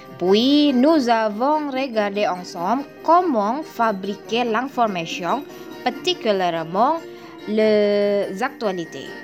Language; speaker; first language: French; non-native, learner; Indonesian